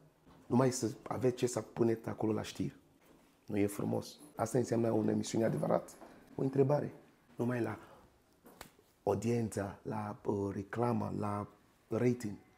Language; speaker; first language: Romanian; non-native, fluent; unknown